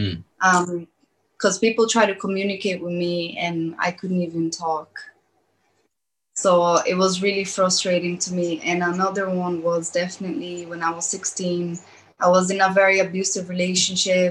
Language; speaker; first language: English; early bilingual, other home language; Portuguese